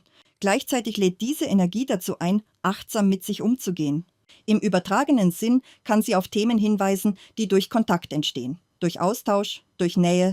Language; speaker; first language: German; native; German